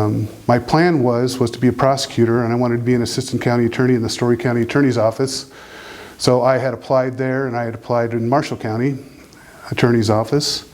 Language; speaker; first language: English; native; English